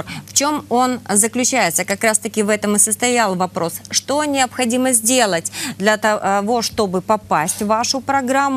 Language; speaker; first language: Russian; native; Russian